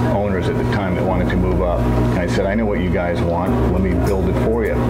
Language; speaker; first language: English; native; English